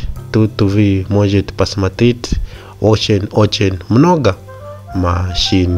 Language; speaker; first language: Russian; non-native, learner; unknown